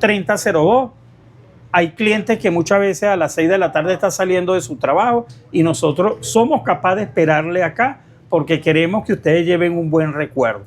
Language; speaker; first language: Spanish; native; Spanish